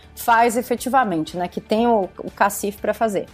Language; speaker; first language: Portuguese; native; Portuguese